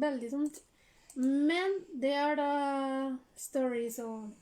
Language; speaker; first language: Norwegian; non-native, learner; Spanish